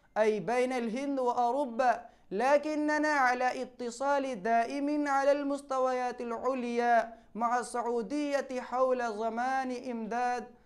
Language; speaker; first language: Arabic; non-native, fluent; Urdu